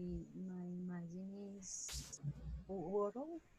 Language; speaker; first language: English; non-native, learner; Spanish